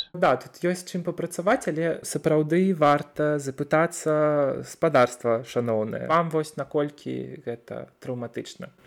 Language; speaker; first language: Belarusian; non-native, local second language; Russian